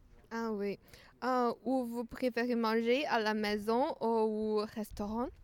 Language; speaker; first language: French; non-native, learner; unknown